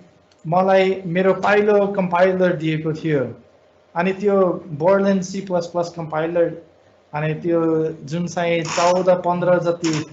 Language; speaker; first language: Nepali; non-native, fluent; English